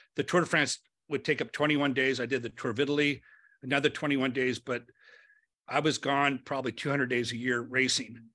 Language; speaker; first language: English; native; English